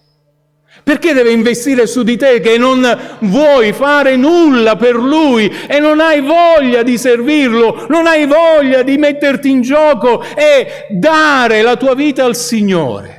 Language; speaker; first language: Italian; native; Italian